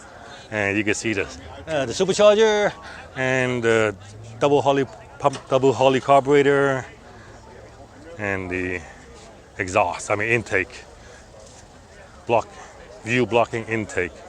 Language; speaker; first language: English; native; English